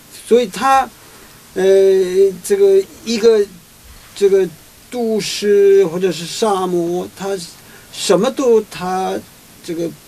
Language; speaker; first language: Chinese; non-native, fluent; Korean